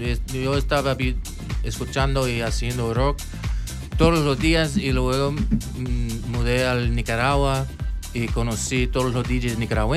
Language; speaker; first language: Spanish; early bilingual, heritage; English